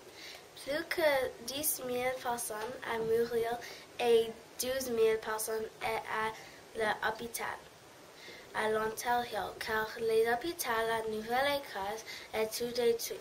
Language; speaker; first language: French; non-native, learner; English